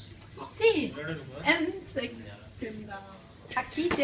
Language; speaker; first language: Spanish; non-native, learner; Norwegian